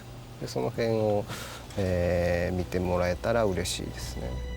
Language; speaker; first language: Japanese; native; Japanese